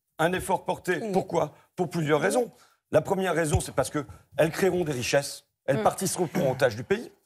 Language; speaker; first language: French; native; French